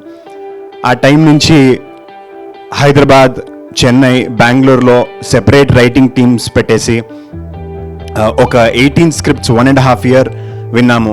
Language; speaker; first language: Telugu; non-native, learner; Kannada